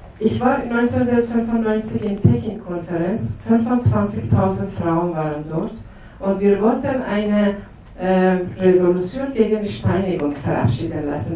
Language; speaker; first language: German; non-native, fluent; Persian